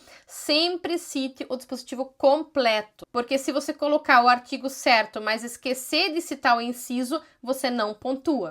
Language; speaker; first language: Portuguese; native; Portuguese